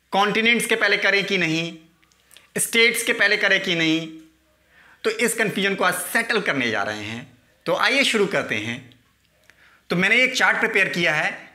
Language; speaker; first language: Hindi; native; Hindi